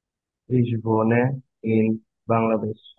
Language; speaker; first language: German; non-native, learner; Bangla